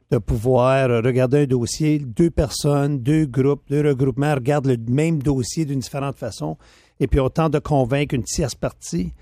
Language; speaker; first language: French; native; French